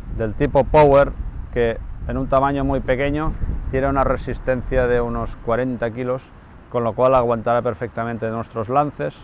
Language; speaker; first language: Spanish; native; Spanish